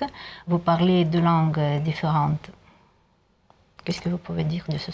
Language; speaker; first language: French; non-native, learner; Russian